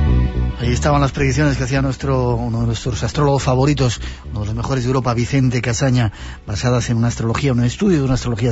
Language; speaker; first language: Spanish; native; Spanish